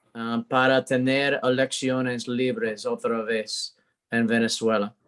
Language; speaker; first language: Spanish; non-native, learner; English